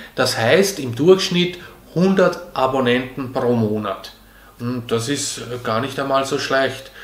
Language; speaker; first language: German; early bilingual, other home language; Hungarian